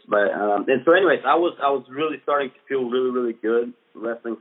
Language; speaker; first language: English; non-native, fluent; Bulgarian